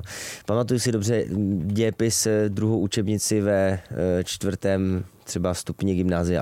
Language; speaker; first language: Czech; native; Czech